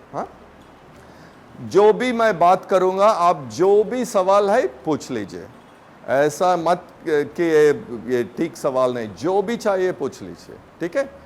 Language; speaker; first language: Hindi; non-native, local second language; Tamil